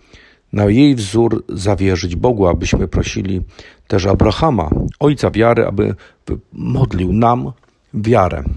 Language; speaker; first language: Polish; native; Polish